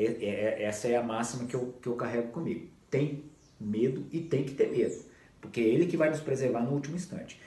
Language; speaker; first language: Portuguese; native; Portuguese